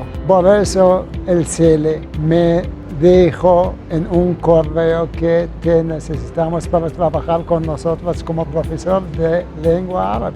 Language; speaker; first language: Spanish; non-native, fluent; Arabic